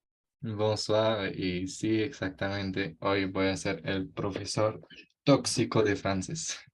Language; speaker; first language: Spanish; non-native, fluent; French